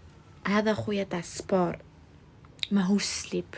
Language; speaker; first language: Arabic; native; Arabic